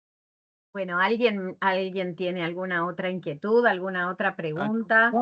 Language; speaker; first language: Spanish; native; Spanish